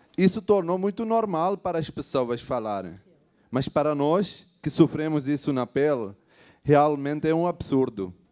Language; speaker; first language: Portuguese; non-native, fluent; Urdu